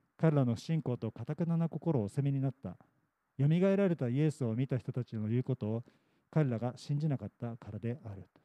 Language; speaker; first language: Japanese; native; Japanese